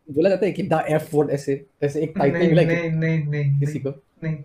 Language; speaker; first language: Hindi; non-native, local second language; Assamese